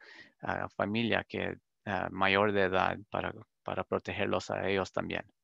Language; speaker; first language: Spanish; early bilingual, other home language; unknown